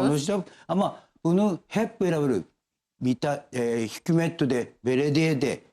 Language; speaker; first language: Turkish; non-native, learner; Japanese